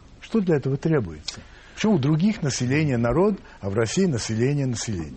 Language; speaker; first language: Russian; non-native, fluent; English